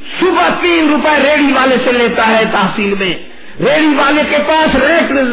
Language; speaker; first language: Urdu; non-native, local second language; Punjabi